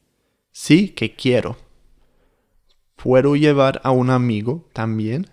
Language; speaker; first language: Spanish; non-native, fluent; English